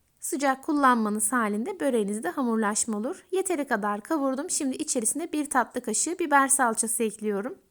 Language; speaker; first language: Turkish; native; Turkish